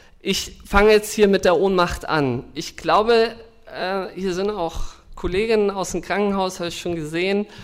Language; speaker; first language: German; native; German